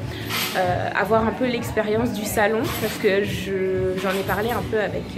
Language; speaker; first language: French; native; French